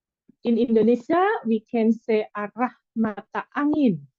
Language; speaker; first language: English; non-native, fluent; Indonesian